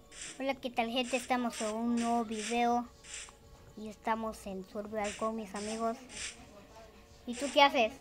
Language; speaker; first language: Spanish; native; Spanish